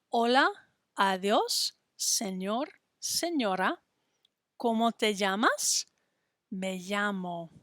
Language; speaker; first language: Spanish; non-native, fluent; English